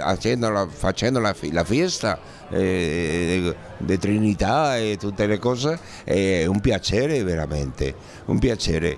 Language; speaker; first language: Italian; non-native, learner; Spanish